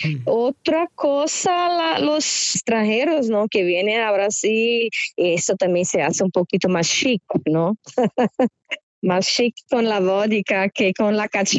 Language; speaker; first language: Spanish; non-native, fluent; Portuguese